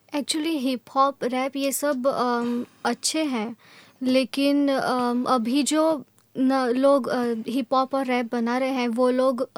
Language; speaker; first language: Hindi; non-native, local second language; Gujarati